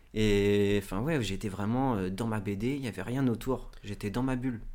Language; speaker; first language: French; native; French